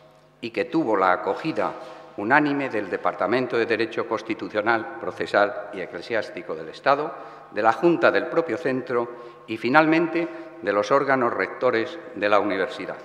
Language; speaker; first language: Spanish; native; Spanish